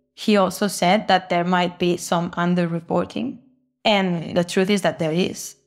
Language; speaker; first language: English; non-native, fluent; Spanish